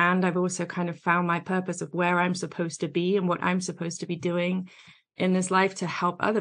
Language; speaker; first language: English; native; English